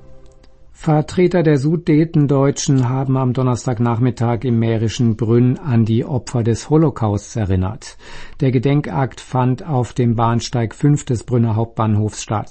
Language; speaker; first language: German; native; German